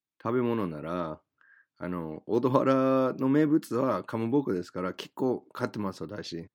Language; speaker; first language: Japanese; non-native, fluent; English